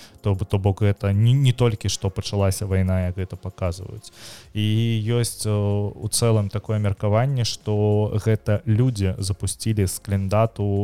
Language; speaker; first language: Belarusian; native; Belarusian